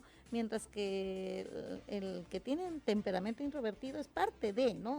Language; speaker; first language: Spanish; native; Spanish